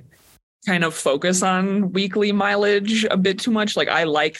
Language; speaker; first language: English; native; English